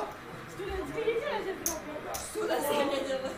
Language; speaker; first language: Polish; non-native, learner; Slovak